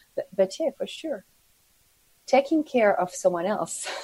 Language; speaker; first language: English; non-native, fluent; French